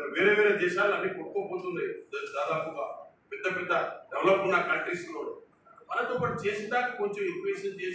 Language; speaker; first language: Telugu; non-native, local second language; Lambadi